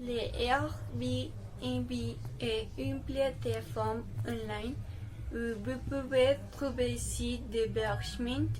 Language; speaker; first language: French; non-native, learner; Spanish